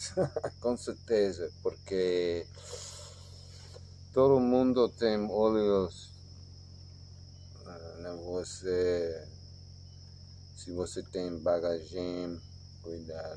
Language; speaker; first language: Portuguese; non-native, learner; English